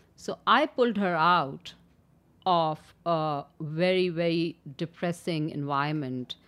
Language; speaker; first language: English; non-native, local second language; Urdu